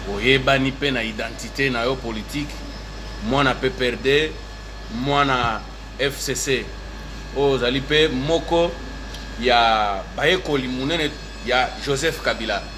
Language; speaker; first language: Lingala; native; Lingala